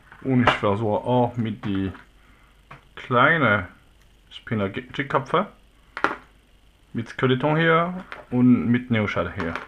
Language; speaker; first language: German; non-native, learner; French